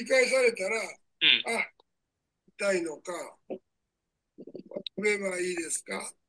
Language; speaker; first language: Japanese; non-native, fluent; Bangla